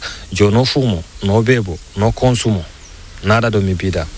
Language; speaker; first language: Spanish; non-native, learner; Fula